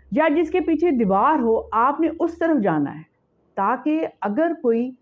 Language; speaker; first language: Urdu; native; Urdu